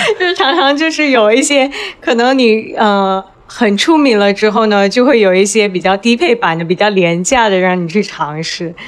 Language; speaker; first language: Chinese; native; Chinese